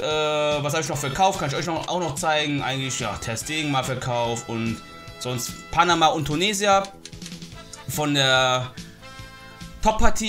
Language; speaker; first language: German; native; German